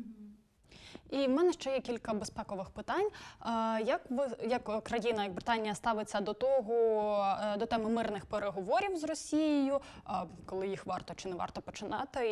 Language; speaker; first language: Ukrainian; native; Ukrainian